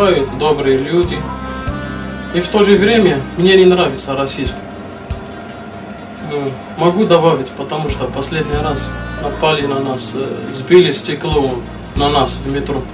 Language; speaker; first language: Russian; non-native, learner; Arabic